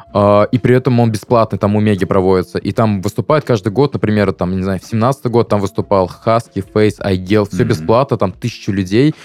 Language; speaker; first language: Russian; native; Russian